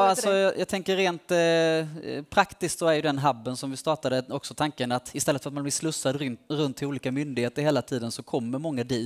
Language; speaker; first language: Swedish; native; Swedish